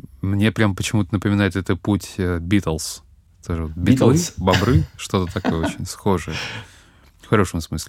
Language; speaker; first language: Russian; native; Russian